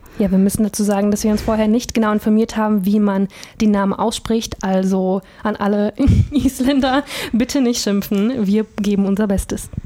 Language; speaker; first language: German; early bilingual, other home language; Russian